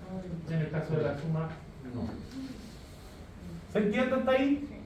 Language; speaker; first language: Spanish; native; Spanish